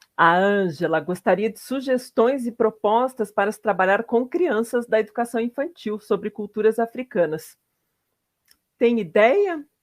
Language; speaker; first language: Portuguese; native; Portuguese